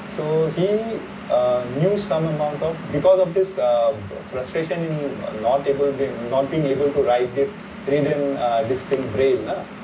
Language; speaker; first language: English; non-native, local second language; Assamese